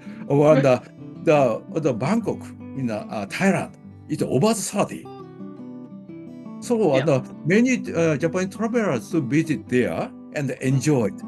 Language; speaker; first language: English; non-native, learner; Japanese